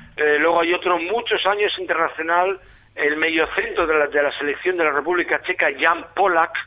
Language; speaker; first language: Spanish; non-native, fluent; German